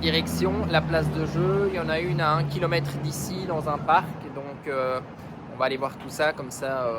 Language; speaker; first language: French; native; French